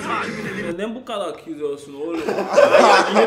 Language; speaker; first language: Turkish; non-native, learner; English